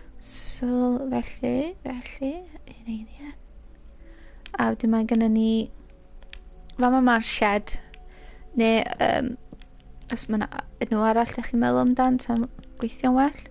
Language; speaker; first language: Welsh; native; Welsh